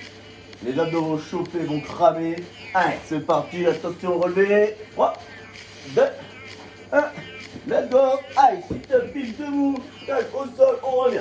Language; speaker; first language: French; native; French